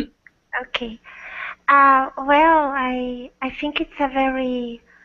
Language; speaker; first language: English; non-native, learner; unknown